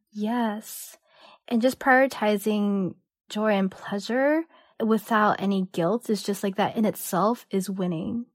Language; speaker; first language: English; early bilingual, other home language; Cantonese